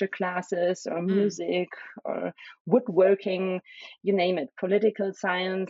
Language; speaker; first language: English; non-native, fluent; German